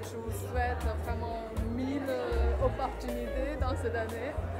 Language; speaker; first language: French; non-native, fluent; Chinese